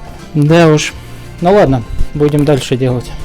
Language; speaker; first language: Russian; native; Russian